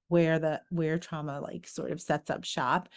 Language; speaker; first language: English; native; English